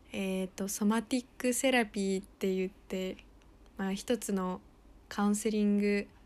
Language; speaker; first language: Japanese; early bilingual, heritage; Japanese